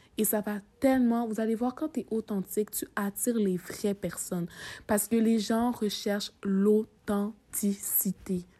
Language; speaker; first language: French; early bilingual, other home language; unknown